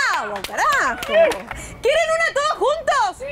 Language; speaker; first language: Spanish; native; Spanish